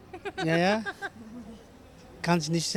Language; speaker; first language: German; non-native, learner; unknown